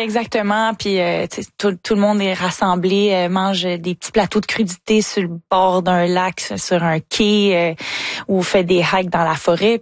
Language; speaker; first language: French; native; French